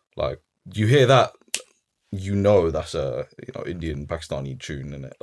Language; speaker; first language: English; early bilingual, other home language; Arabic